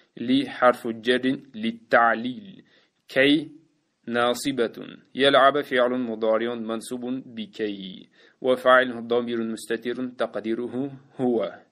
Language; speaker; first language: Arabic; non-native, fluent; Uzbek